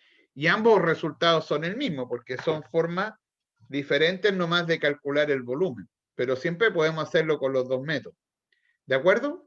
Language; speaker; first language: Spanish; native; Spanish